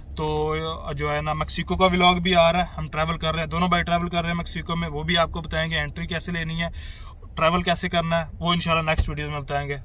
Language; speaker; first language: Urdu; non-native, local second language; Punjabi